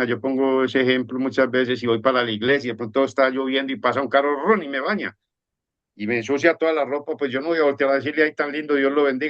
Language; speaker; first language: Spanish; native; Spanish